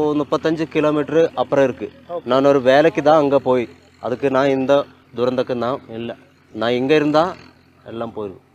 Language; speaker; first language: Tamil; non-native, learner; Malayalam